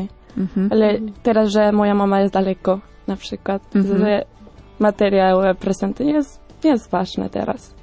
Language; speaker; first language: Polish; early bilingual, heritage; Spanish